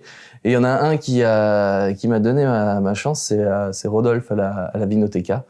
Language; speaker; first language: French; native; French